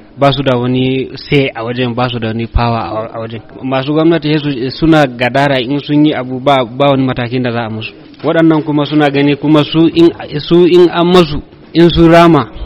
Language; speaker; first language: Hausa; non-native, local second language; Fula